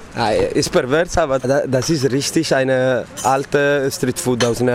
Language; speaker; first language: German; non-native, fluent; Italian